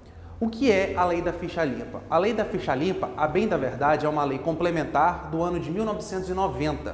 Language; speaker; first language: Portuguese; native; Portuguese